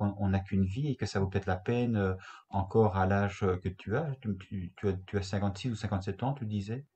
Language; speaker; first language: French; native; French